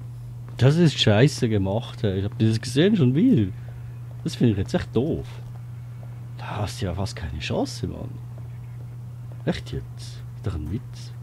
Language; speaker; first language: German; native; German